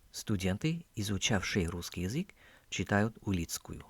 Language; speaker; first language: Russian; non-native, fluent; English